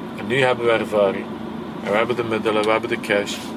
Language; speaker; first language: Dutch; early bilingual, other home language; Turkish